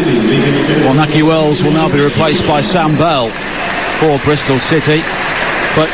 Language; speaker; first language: English; native; English